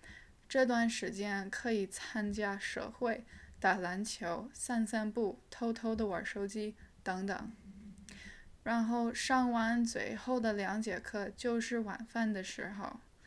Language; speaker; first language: Chinese; early bilingual, heritage; English